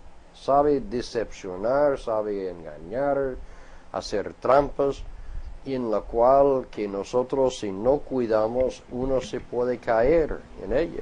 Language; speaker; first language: Spanish; non-native, fluent; English